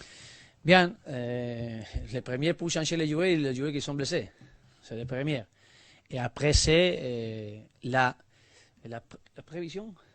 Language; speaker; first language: French; non-native, learner; Spanish